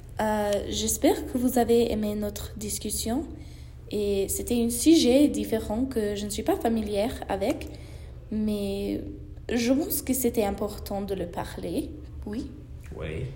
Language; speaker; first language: French; non-native, learner; English